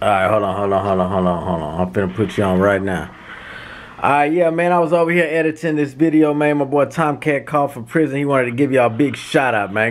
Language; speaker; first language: English; native; English